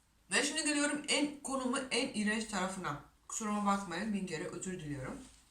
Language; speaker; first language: Turkish; non-native, fluent; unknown